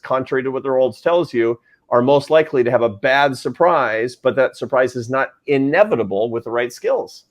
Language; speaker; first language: English; native; English